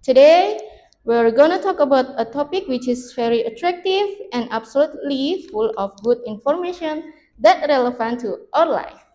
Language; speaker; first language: English; non-native, learner; Indonesian